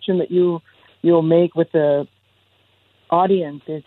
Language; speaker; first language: English; non-native, fluent; Spanish